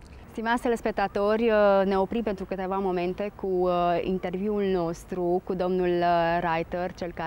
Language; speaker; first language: Romanian; native; Romanian